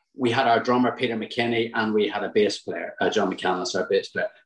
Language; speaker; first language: English; native; English